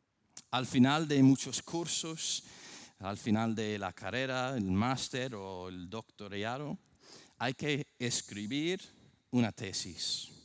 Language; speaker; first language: Spanish; non-native, fluent; English